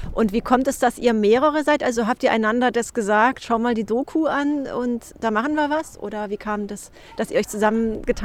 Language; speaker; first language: German; native; German